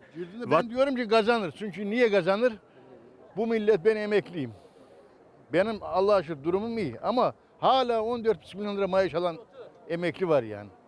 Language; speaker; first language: Turkish; native; Turkish